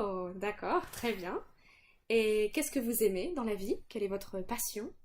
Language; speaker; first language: French; native; French